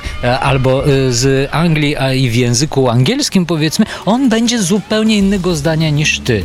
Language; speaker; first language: Polish; non-native, fluent; Bulgarian